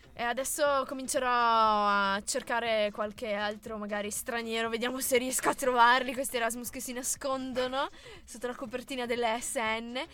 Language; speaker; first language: Italian; native; Italian